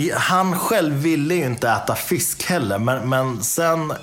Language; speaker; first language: Swedish; early bilingual, other home language; Persian